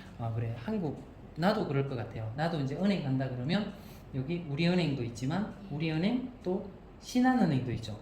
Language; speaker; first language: Korean; native; Korean